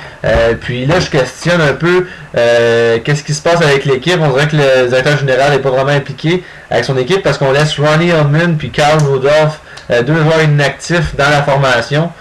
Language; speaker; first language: French; native; French